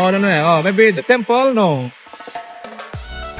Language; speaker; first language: English; non-native, learner; Indonesian